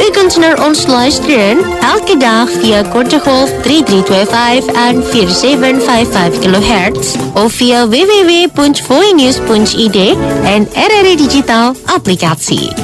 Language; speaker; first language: Dutch; non-native, fluent; Indonesian